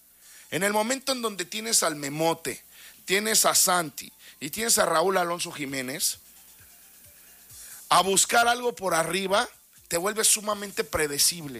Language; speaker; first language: Spanish; native; Spanish